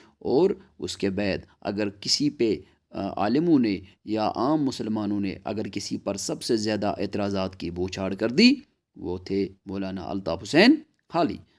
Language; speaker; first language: Urdu; non-native, local second language; Kashmiri